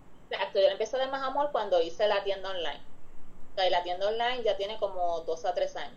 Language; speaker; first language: Spanish; native; Spanish